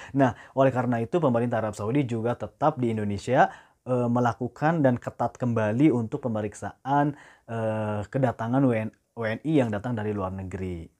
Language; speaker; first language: Indonesian; native; Indonesian